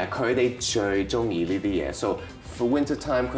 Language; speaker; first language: Cantonese; non-native, local second language; French